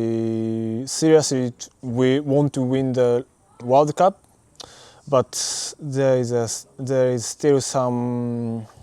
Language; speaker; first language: English; non-native, learner; Japanese